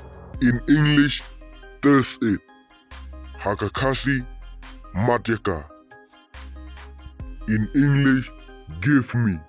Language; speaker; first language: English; non-native, local second language; Khasi